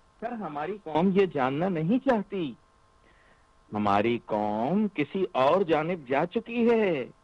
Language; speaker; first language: Urdu; native; Urdu